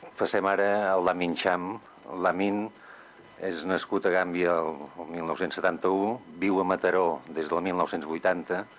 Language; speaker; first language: Catalan; native; Catalan